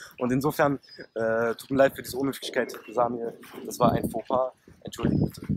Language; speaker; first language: German; early bilingual, other home language; Turkish